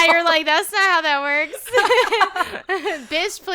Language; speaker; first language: English; native; English